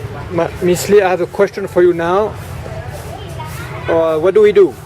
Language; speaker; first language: English; non-native, fluent; French